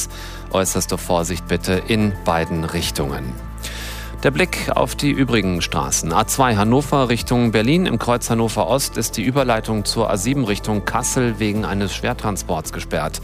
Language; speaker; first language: German; native; German